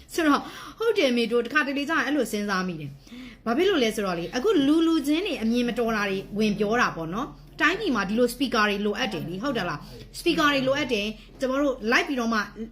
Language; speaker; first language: Burmese; native; Burmese